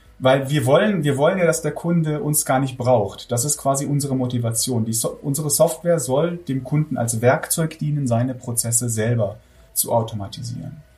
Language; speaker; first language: German; early bilingual, other home language; Armenian